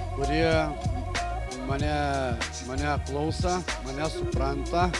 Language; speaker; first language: Lithuanian; non-native, local second language; Russian